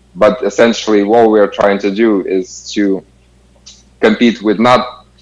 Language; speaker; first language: English; non-native, fluent; Kazakh